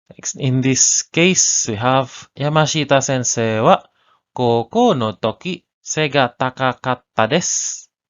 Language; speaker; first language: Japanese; non-native, learner; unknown